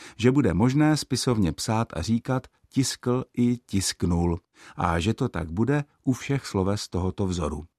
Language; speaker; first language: Czech; native; Czech